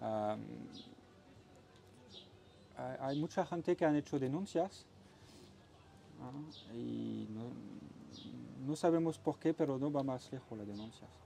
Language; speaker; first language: Spanish; non-native, learner; French